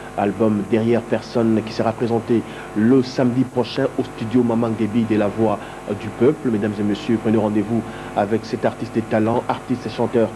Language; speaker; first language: French; non-native, local second language; Lingala